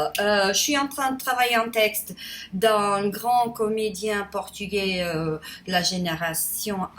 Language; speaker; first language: French; non-native, fluent; Portuguese